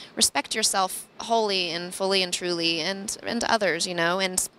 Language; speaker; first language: English; native; English